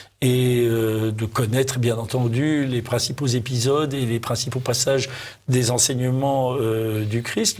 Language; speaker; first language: French; native; French